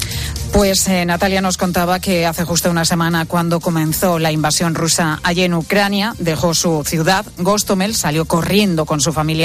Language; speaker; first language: Spanish; native; Spanish